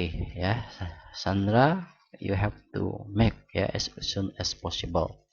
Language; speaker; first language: English; non-native, learner; Indonesian